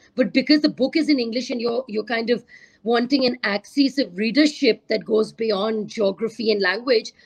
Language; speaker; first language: English; non-native, local second language; Urdu